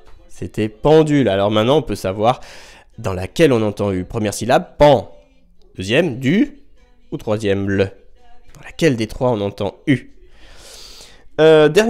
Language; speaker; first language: French; native; French